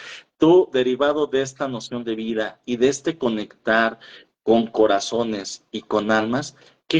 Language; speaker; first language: Spanish; native; Spanish